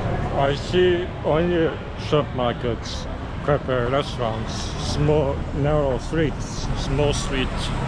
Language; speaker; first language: English; non-native, learner; Turkish